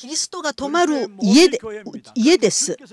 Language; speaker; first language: Japanese; non-native, fluent; Korean